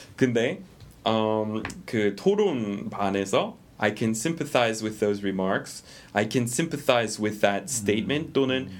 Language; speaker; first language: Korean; non-native, fluent; English